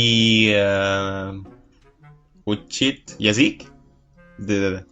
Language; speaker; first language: Russian; non-native, learner; Indonesian